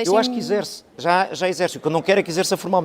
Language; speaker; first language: Portuguese; native; Portuguese